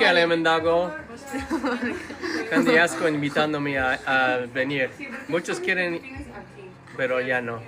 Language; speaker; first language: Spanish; non-native, learner; English